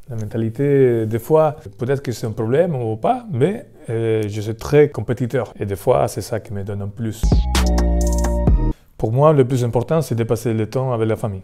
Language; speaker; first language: French; non-native, fluent; Spanish